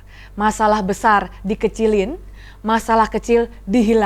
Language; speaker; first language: Indonesian; native; Indonesian